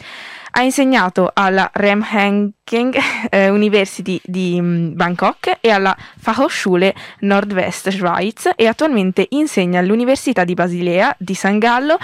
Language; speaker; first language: Italian; native; Italian